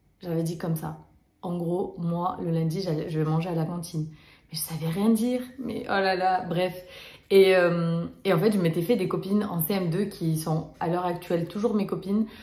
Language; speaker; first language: French; early bilingual, other home language; Romanian